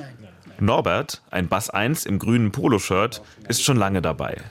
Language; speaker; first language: German; native; German